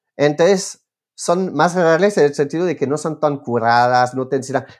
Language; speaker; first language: Spanish; non-native, fluent; French